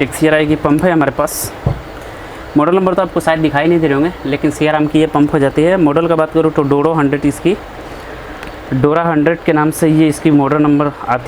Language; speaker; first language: Hindi; native; Hindi